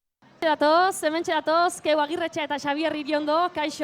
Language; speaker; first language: Basque; native; Basque